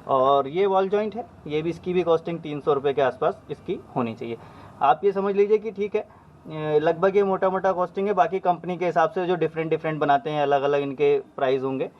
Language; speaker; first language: Hindi; native; Hindi